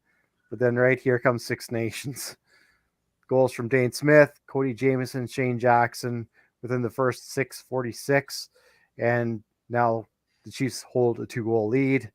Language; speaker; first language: English; native; English